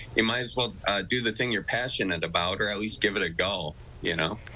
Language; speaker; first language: English; native; English